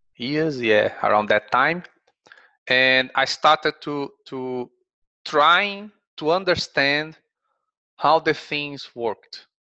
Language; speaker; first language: English; non-native, fluent; Portuguese